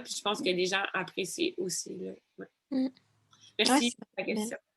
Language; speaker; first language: French; native; French